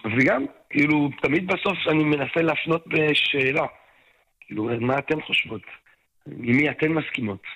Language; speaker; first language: Hebrew; non-native, fluent; French